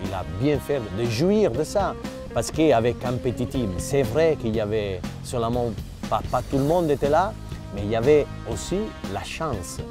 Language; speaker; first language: French; non-native, fluent; Italian